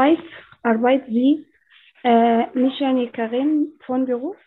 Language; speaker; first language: German; non-native, learner; Arabic